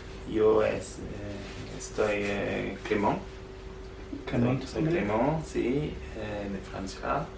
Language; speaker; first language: Spanish; non-native, fluent; French